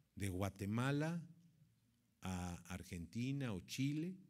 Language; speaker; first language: Spanish; native; Spanish